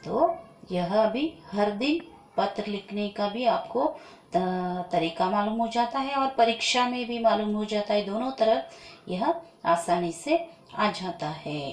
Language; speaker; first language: Hindi; non-native, local second language; Kannada